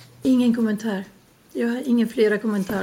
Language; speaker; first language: Swedish; non-native, fluent; Spanish